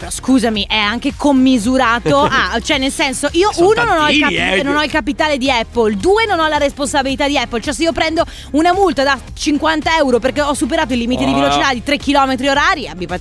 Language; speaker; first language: Italian; native; Italian